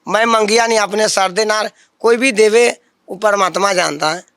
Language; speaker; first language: Hindi; non-native, local second language; Punjabi